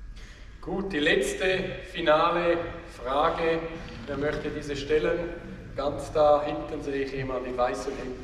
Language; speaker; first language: German; native; German